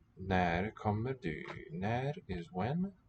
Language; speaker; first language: Swedish; non-native, learner; English